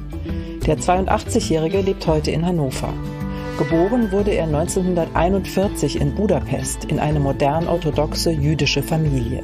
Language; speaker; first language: German; native; German